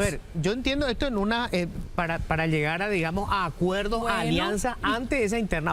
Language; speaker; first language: Spanish; native; Spanish